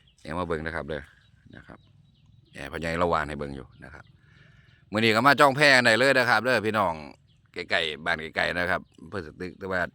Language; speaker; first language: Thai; non-native, local second language; Lao